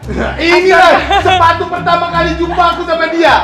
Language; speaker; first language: Indonesian; native; Indonesian